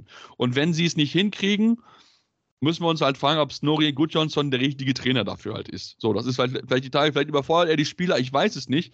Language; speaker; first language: German; native; German